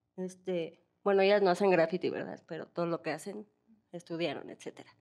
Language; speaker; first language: Spanish; native; Spanish